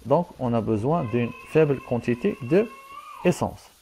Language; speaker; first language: French; non-native, local second language; Arabic